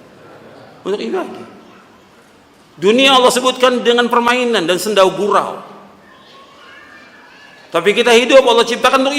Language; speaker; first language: Indonesian; native; Indonesian